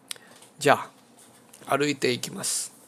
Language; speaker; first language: Japanese; non-native, learner; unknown